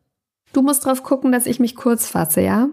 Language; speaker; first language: German; native; German